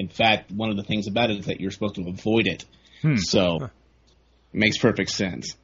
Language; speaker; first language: English; native; English